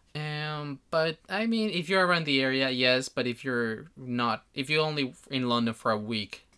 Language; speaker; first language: English; non-native, fluent; Spanish